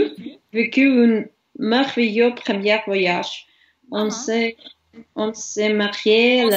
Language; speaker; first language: French; non-native, learner; Russian